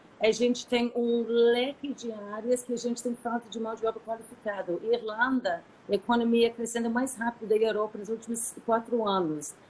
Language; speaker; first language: Portuguese; non-native, fluent; English